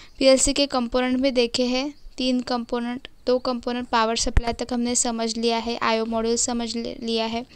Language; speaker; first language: Hindi; non-native, local second language; Marathi